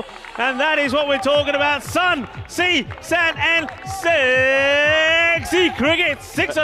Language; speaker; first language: English; native; English